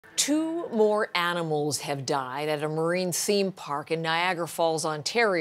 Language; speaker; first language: English; native; English